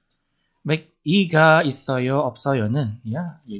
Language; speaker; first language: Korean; non-native, fluent; Indonesian